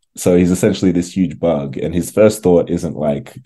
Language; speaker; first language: English; native; English